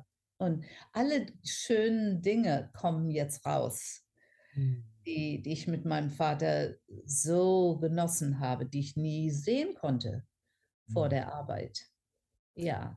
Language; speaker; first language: German; non-native, fluent; English